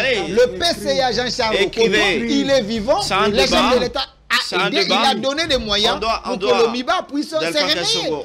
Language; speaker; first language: French; non-native, local second language; Lingala